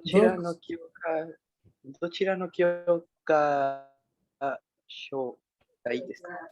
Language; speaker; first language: Japanese; non-native, learner; Spanish